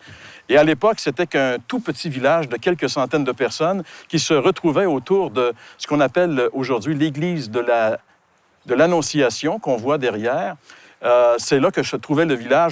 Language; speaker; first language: French; native; French